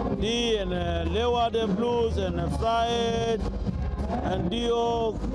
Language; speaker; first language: Dutch; non-native, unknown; Lingala